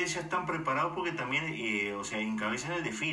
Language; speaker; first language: Spanish; native; Spanish